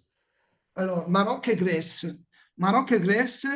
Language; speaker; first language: French; non-native, learner; Italian